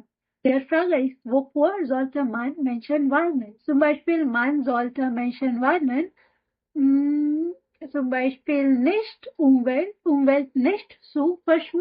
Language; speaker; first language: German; non-native, fluent; Hindi